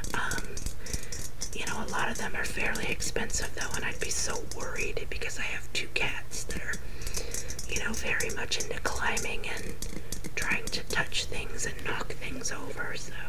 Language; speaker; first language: English; native; English